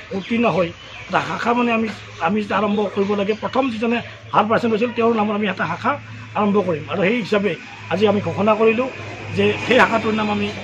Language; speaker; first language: Assamese; native; Assamese